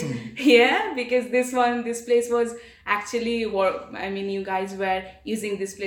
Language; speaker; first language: English; non-native, local second language; Bangla